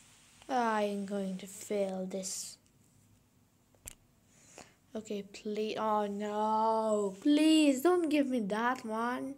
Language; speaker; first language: English; non-native, fluent; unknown